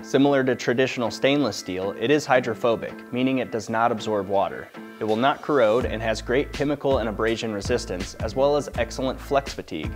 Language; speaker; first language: English; native; English